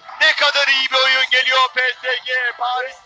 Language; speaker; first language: Turkish; native; Turkish